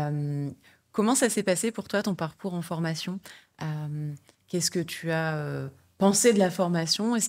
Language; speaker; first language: French; native; French